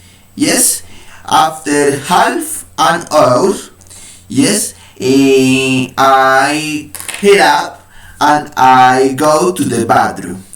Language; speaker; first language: English; non-native, learner; Spanish